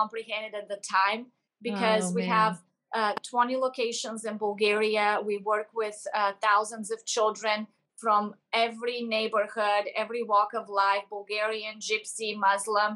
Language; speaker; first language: English; non-native, fluent; Bulgarian